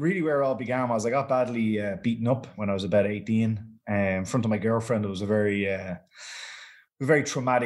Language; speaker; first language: English; native; English